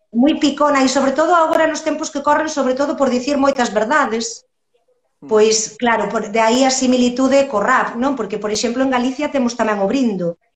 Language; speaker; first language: Galician; native; Galician